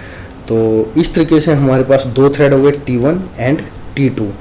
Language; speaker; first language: Hindi; native; Hindi